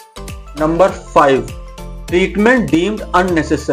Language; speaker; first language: English; non-native, local second language; Hindi